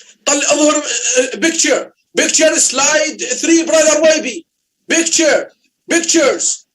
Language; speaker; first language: Arabic; native; Arabic